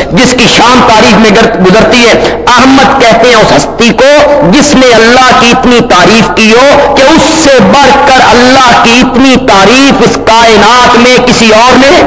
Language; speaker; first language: Urdu; non-native, local second language; Punjabi